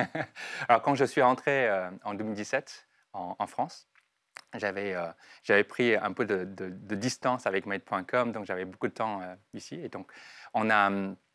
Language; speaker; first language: French; non-native, fluent; Chinese